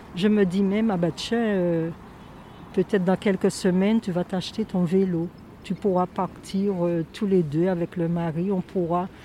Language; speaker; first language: French; native; French